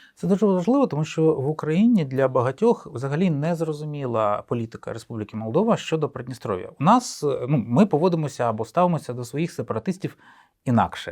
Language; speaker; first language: Ukrainian; native; Ukrainian